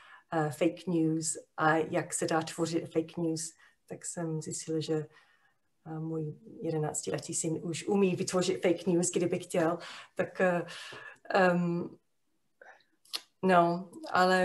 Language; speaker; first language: Czech; non-native, fluent; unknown